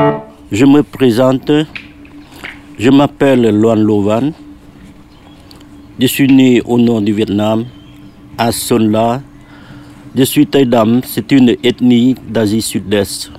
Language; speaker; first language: French; non-native, fluent; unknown